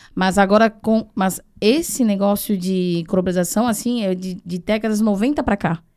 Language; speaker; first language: Portuguese; non-native, fluent; Chinese